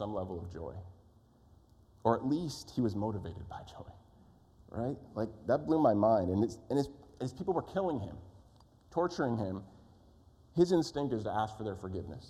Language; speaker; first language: English; native; English